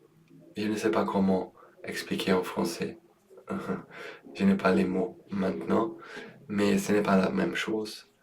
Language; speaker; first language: French; non-native, learner; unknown